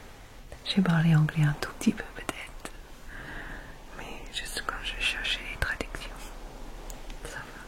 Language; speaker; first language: French; non-native, fluent; English